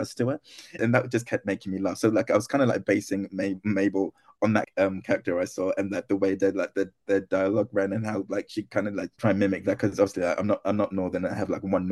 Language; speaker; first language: English; non-native, local second language; Akan